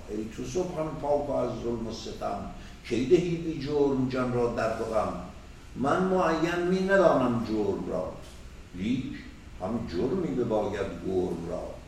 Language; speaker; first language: Persian; native; Persian